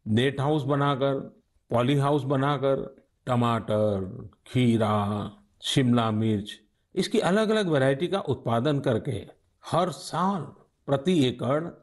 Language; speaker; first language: Hindi; native; Hindi